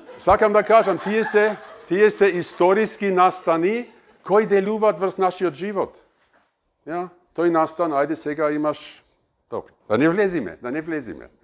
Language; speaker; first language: Macedonian; non-native, fluent; German